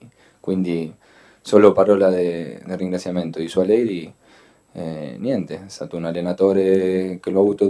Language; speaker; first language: Italian; non-native, fluent; Spanish